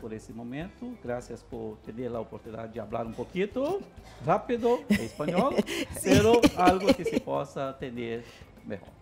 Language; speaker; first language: Spanish; non-native, learner; Portuguese